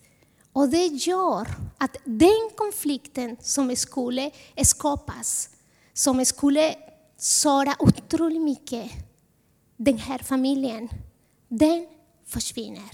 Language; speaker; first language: Swedish; non-native, fluent; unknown